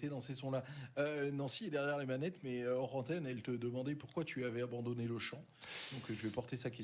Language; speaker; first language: French; native; French